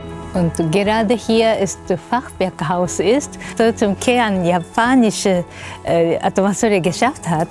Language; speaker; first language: German; non-native, fluent; Japanese